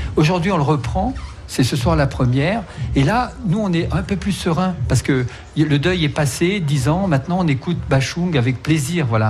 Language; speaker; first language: French; native; French